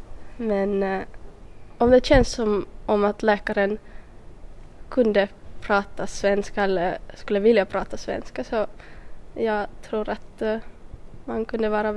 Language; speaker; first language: Swedish; non-native, local second language; Finnish